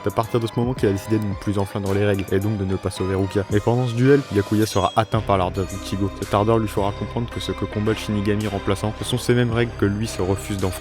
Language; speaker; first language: French; native; French